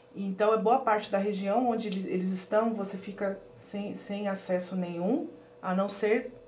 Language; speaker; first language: Portuguese; early bilingual, heritage; Spanish